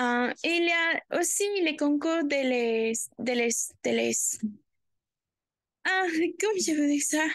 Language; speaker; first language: French; non-native, learner; Spanish